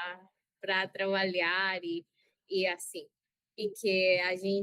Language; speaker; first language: Portuguese; non-native, learner; Spanish